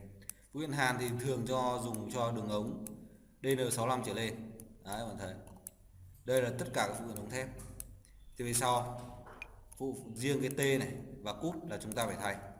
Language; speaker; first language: Vietnamese; native; Vietnamese